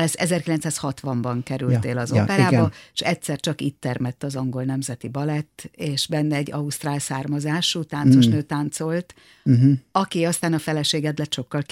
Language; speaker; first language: Hungarian; native; Hungarian